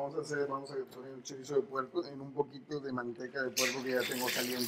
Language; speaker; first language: Spanish; native; Spanish